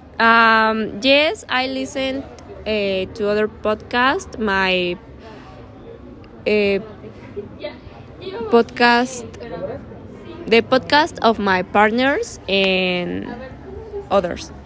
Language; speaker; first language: English; non-native, learner; Spanish